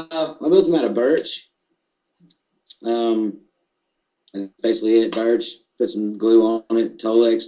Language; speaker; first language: English; native; English